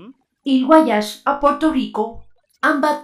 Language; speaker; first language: French; non-native, fluent; Spanish